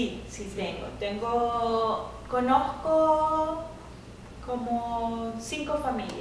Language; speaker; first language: Spanish; native; Spanish